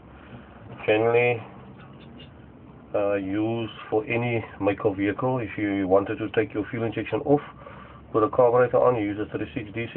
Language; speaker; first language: English; native; English